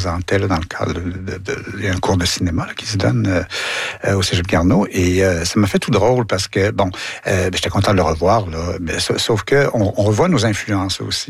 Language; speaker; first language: French; native; French